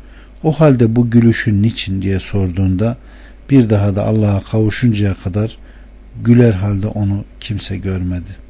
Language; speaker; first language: Turkish; native; Turkish